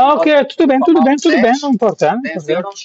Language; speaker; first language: Portuguese; non-native, learner; English